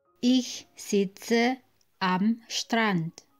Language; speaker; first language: German; non-native, fluent; Indonesian